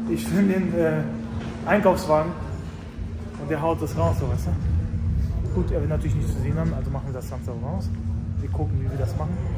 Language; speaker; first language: German; native; German